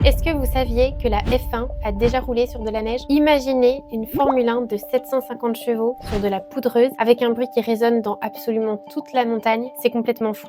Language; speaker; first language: French; native; French